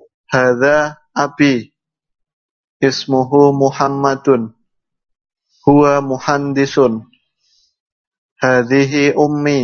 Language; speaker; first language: Arabic; non-native, learner; Indonesian